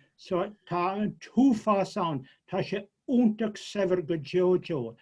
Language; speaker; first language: Irish; native; Irish